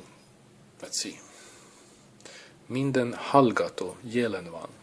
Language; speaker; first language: Hungarian; non-native, learner; English